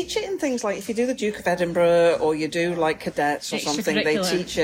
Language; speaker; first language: English; native; English